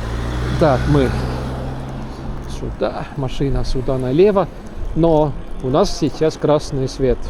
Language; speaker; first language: Russian; non-native, local second language; Estonian